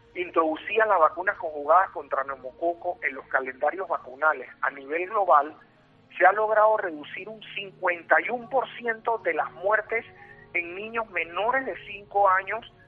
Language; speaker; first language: Spanish; native; Spanish